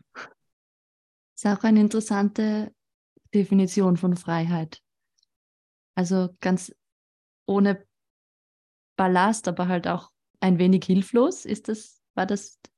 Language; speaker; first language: German; native; German